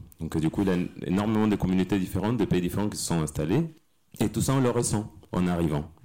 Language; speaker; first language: French; non-native, fluent; Spanish